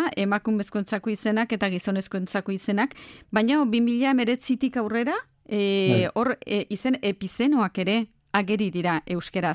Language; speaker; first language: Basque; native; Basque